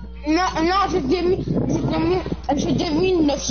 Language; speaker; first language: French; non-native, local second language; English